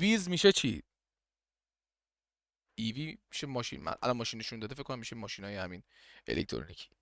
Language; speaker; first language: Persian; native; Persian